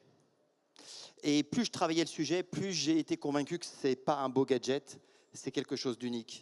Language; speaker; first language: French; native; French